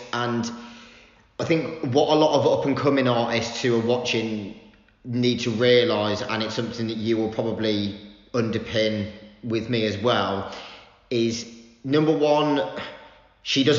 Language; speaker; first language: English; native; English